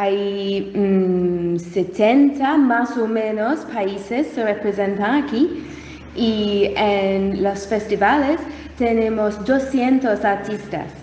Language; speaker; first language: Spanish; non-native, learner; English